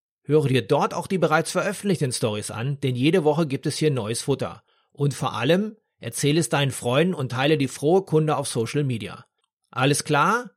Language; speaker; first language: German; native; German